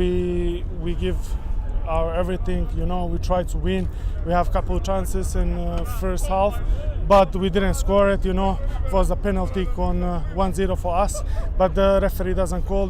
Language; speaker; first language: English; non-native, learner; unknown